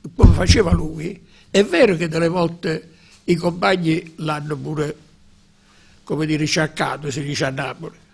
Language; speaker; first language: Italian; native; Italian